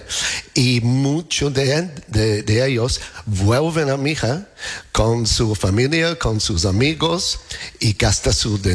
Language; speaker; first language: Spanish; non-native, learner; English